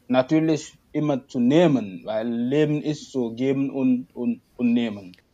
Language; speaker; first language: German; non-native, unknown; Wolof